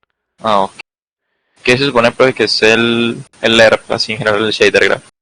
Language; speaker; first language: Spanish; native; Spanish